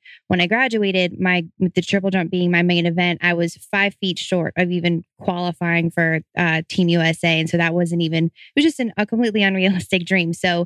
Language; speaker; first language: English; native; English